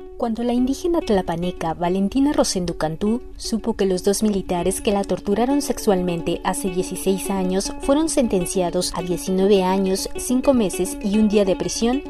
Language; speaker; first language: Spanish; native; Spanish